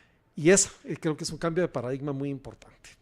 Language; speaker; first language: Spanish; native; Spanish